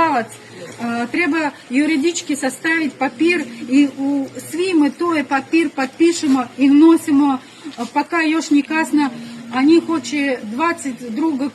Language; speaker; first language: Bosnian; non-native, learner; Russian